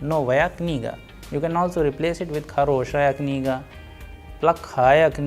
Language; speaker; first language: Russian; non-native, fluent; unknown